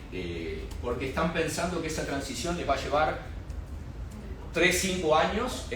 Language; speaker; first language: Spanish; native; Spanish